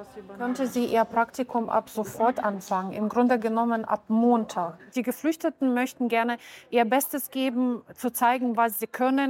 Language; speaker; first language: German; non-native, fluent; Ukrainian